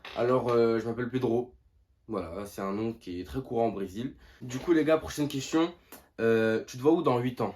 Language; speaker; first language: French; early bilingual, other home language; Portuguese